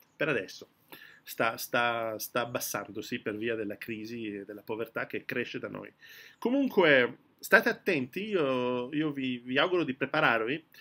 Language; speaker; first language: Italian; early bilingual, heritage; French